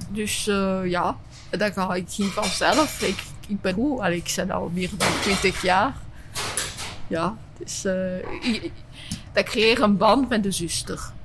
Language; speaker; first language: Dutch; non-native, learner; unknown